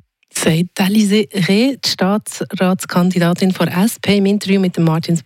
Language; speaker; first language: German; native; German